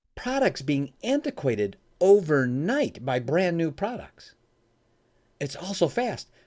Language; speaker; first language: English; native; English